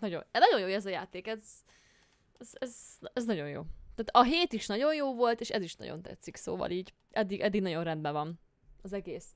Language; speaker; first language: Hungarian; native; Hungarian